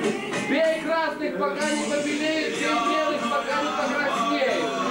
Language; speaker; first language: Russian; native; Russian